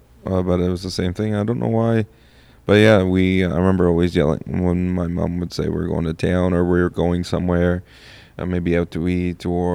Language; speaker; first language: English; native; English